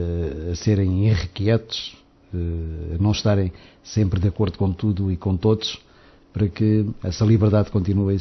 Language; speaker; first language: Portuguese; native; Portuguese